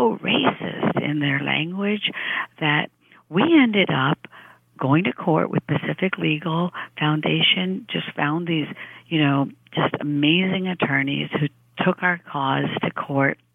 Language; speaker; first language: English; early bilingual, other home language; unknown